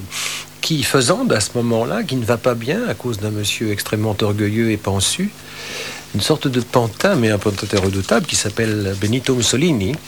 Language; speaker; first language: French; native; French